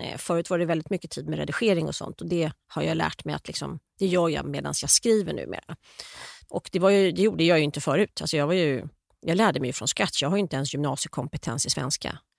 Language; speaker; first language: Swedish; native; Swedish